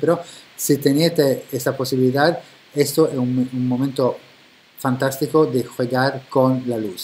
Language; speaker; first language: Spanish; non-native, fluent; Italian